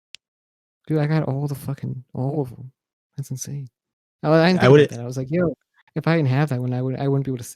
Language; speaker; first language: English; native; English